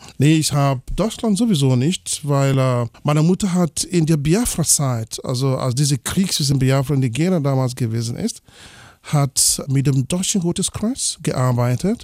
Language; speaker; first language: German; non-native, fluent; Igbo